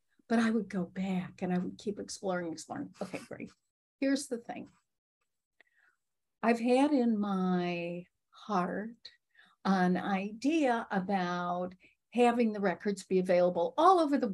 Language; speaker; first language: English; native; English